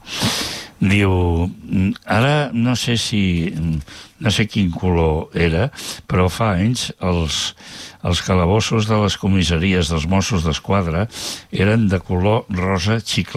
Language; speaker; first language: Catalan; native; Catalan